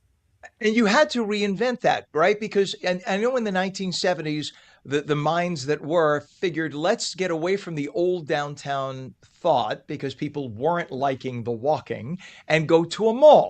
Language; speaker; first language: English; native; English